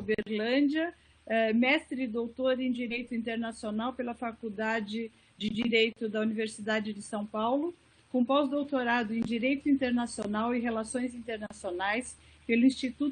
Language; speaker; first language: Portuguese; native; Portuguese